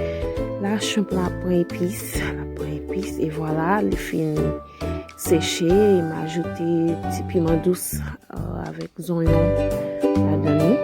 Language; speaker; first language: French; non-native, learner; Haitian Creole